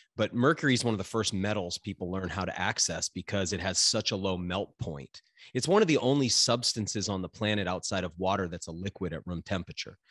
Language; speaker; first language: English; native; English